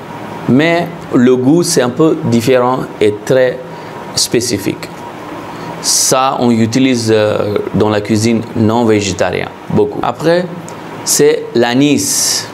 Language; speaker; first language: French; non-native, fluent; Hindi